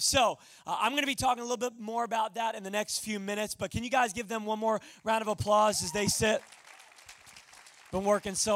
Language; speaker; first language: English; native; English